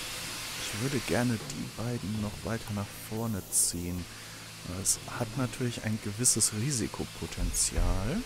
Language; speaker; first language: German; native; German